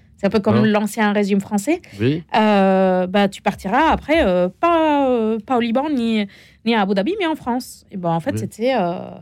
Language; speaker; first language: French; non-native, fluent; Arabic